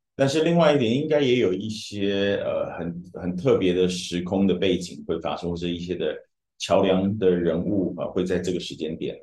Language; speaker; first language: Chinese; native; Chinese